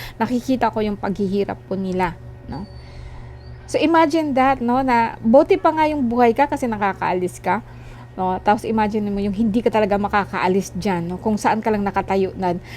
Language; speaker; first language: Filipino; non-native, local second language; Cebuano